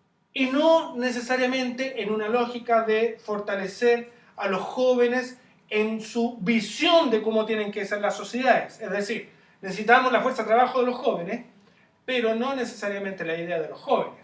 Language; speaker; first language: Spanish; native; Spanish